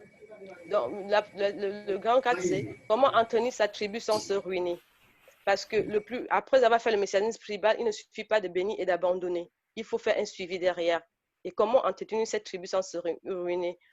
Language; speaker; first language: French; native; French